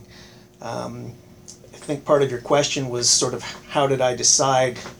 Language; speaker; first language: English; native; English